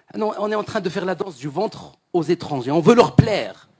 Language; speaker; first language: French; non-native, local second language; Arabic